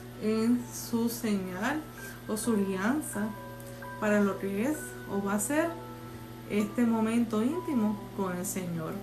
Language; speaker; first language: Spanish; native; Spanish